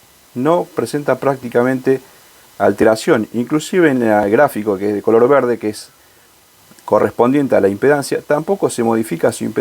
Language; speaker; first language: Spanish; native; Spanish